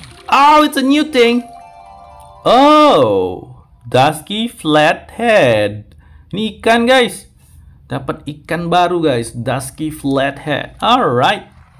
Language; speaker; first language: English; non-native, learner; Indonesian